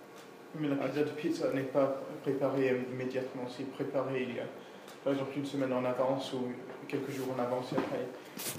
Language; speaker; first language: French; non-native, fluent; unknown